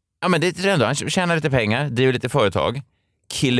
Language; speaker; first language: Swedish; native; Swedish